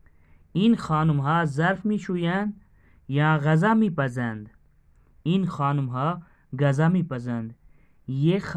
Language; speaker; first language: Persian; non-native, fluent; Urdu